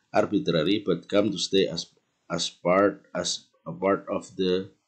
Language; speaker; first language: English; non-native, fluent; Indonesian